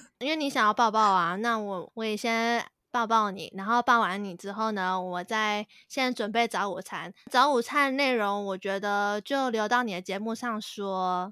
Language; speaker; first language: Chinese; native; Chinese